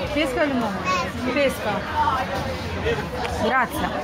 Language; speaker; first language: Italian; non-native, fluent; Russian